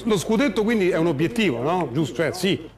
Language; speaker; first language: Italian; native; Italian